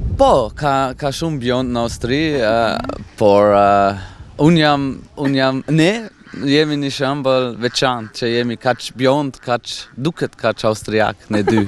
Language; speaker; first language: Albanian; non-native, fluent; German